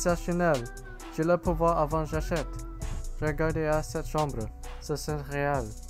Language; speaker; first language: French; non-native, learner; English